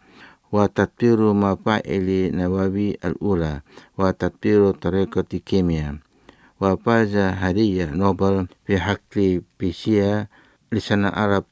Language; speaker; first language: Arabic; non-native, fluent; Indonesian